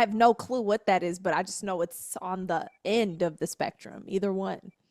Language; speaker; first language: English; native; English